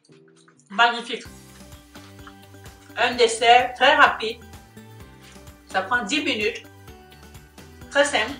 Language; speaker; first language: French; native; French